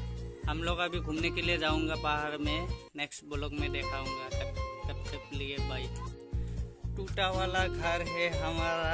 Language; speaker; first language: Hindi; non-native, local second language; Assamese